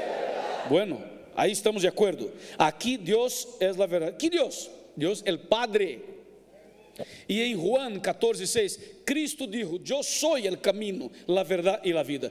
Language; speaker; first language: Spanish; non-native, fluent; Portuguese